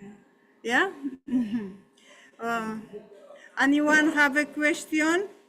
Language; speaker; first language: English; non-native, learner; Portuguese